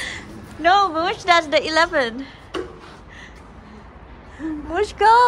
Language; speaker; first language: English; non-native, learner; Thai